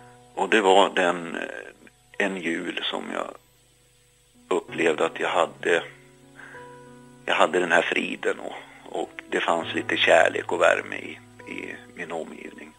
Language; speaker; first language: Swedish; native; Swedish